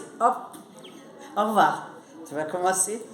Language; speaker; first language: French; non-native, learner; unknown